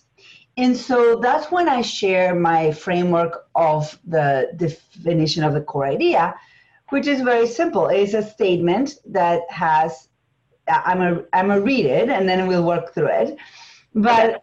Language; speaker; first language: English; non-native, fluent; Spanish